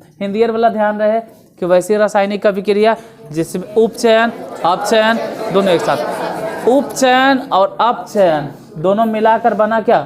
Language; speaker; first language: Hindi; native; Hindi